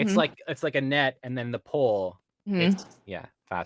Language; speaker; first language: English; native; English